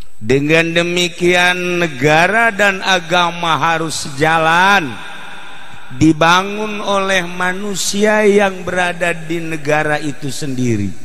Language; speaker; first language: Indonesian; non-native, local second language; Sundanese